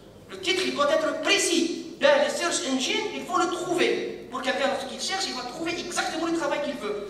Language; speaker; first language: French; non-native, local second language; Arabic